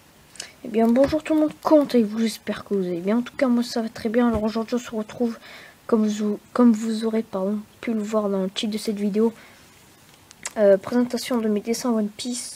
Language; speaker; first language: French; native; French